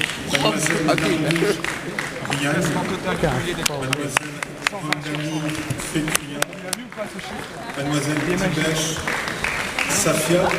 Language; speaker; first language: French; native; French